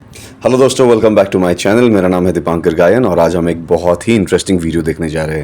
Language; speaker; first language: Hindi; non-native, local second language; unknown